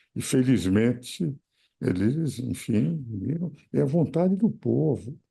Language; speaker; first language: Portuguese; native; Portuguese